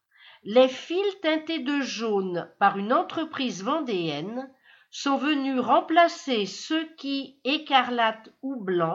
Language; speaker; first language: French; native; French